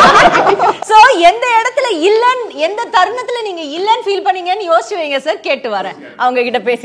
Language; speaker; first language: Tamil; native; Tamil